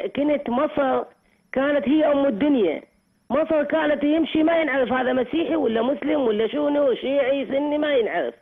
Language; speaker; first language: Arabic; native; Arabic